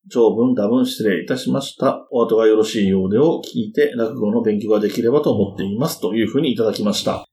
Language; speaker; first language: Japanese; native; Japanese